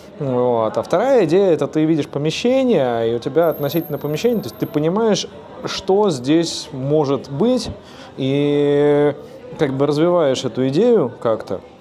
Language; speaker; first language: Russian; native; Russian